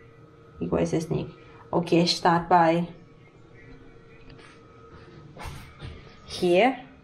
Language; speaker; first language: German; non-native, learner; Thai